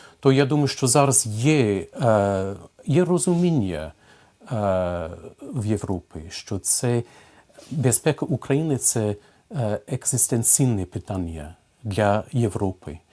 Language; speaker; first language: Ukrainian; non-native, fluent; English